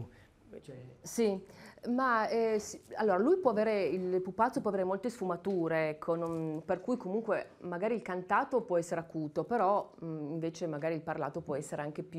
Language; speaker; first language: Italian; native; Italian